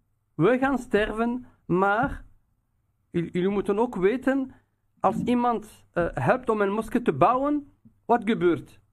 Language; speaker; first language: Dutch; non-native, local second language; Riffian